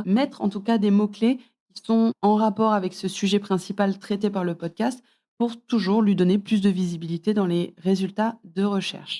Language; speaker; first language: French; native; French